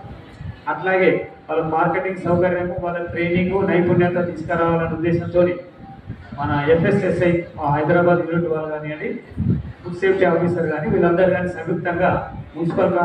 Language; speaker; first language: Telugu; native; Telugu